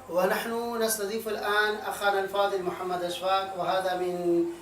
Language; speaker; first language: Arabic; non-native, fluent; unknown